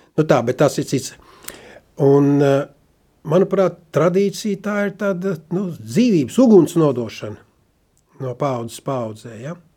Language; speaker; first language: Latvian; native; Latvian